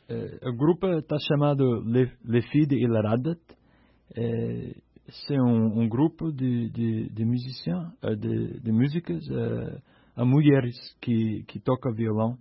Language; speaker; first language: Portuguese; non-native, learner; English